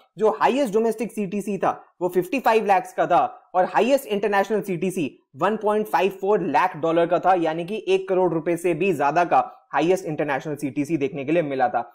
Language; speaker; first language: Hindi; native; Hindi